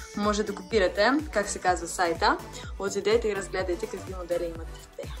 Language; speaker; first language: Bulgarian; non-native, fluent; Russian